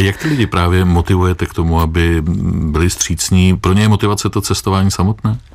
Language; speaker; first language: Czech; native; Czech